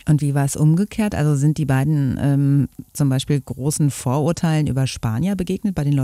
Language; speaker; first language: German; native; German